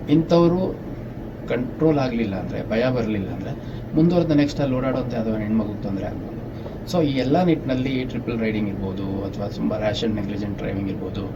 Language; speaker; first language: Kannada; native; Kannada